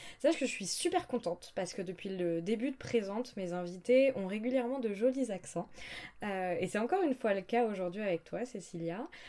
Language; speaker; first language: French; native; French